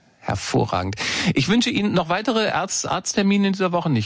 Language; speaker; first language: German; native; German